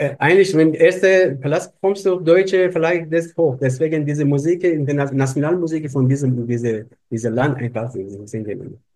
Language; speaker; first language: German; non-native, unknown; Persian